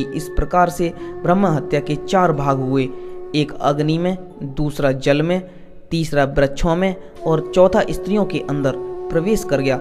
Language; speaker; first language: Hindi; native; Hindi